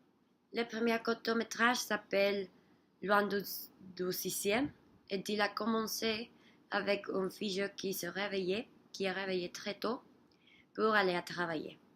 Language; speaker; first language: French; non-native, learner; Spanish